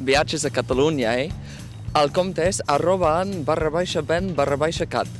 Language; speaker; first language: Catalan; non-native, fluent; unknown